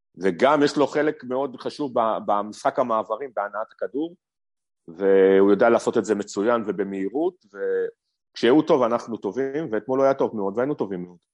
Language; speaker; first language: Hebrew; native; Hebrew